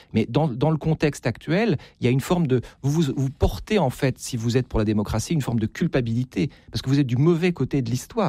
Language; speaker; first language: French; native; French